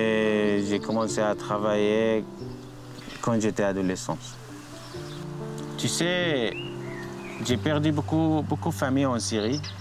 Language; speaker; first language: French; non-native, learner; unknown